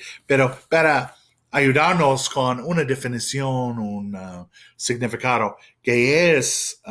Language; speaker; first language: Spanish; non-native, fluent; English